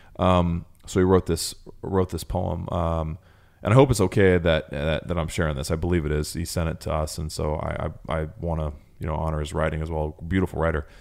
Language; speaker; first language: English; native; English